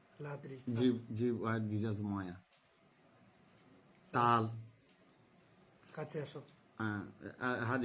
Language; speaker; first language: Arabic; non-native, learner; Bangla